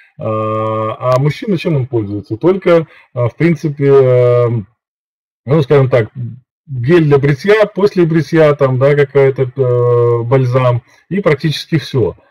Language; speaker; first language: Russian; native; Russian